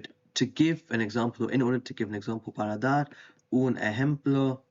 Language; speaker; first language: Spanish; non-native, fluent; English